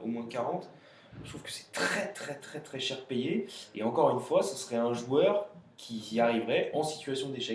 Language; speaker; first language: French; native; French